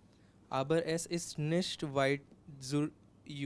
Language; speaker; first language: German; non-native, learner; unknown